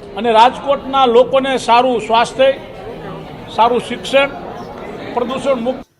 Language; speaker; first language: Gujarati; native; Gujarati